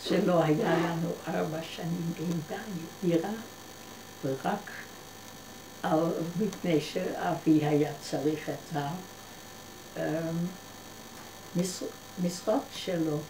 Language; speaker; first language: Hebrew; non-native, fluent; Dutch